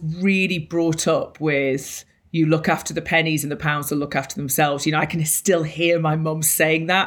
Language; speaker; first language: English; native; English